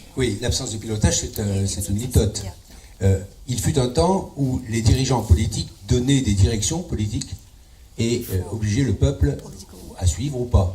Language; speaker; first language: French; native; French